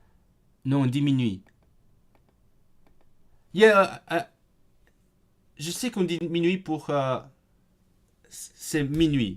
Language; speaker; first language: French; non-native, fluent; Cantonese